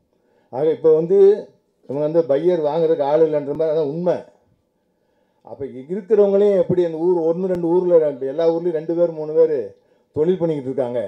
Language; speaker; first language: Tamil; native; Tamil